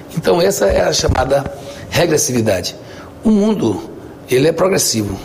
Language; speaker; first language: Portuguese; native; Portuguese